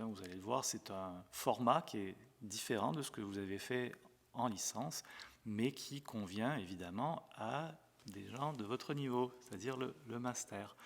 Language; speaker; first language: French; native; French